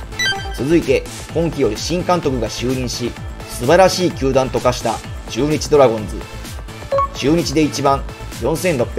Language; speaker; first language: Japanese; native; Japanese